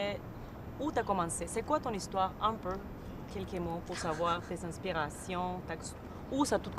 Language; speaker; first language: French; native; French